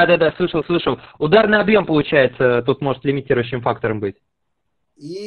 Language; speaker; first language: Russian; native; Russian